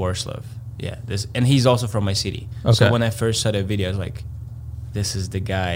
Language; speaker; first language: English; non-native, fluent; Latvian